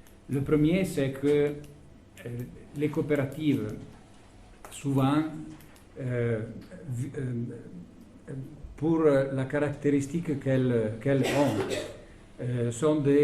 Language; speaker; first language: French; non-native, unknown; Italian